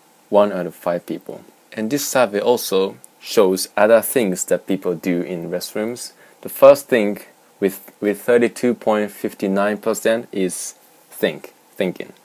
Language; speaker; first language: English; non-native, fluent; Japanese